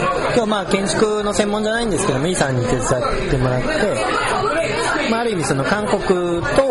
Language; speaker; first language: Japanese; native; Japanese